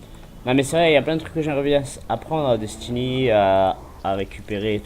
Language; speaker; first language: French; native; French